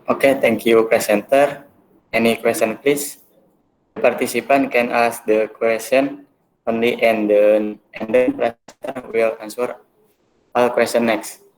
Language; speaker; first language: English; non-native, learner; Indonesian